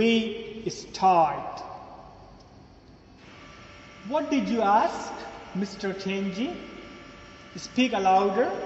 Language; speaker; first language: English; non-native, fluent; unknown